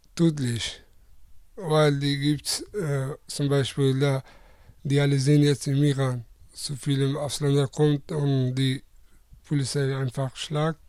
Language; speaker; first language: German; non-native, learner; Persian